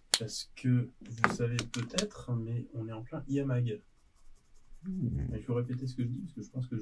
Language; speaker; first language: French; native; French